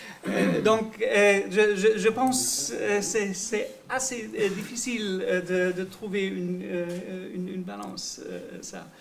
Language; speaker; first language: French; non-native, fluent; German